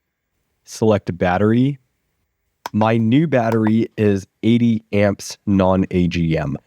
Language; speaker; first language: English; native; English